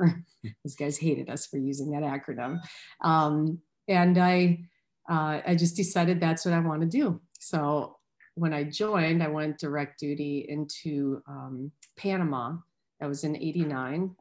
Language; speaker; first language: English; native; English